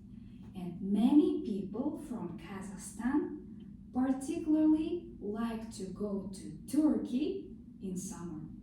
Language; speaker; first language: English; non-native, fluent; Kazakh